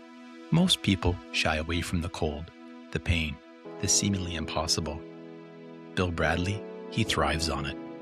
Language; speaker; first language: English; native; English